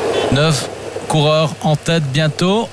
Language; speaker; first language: French; native; French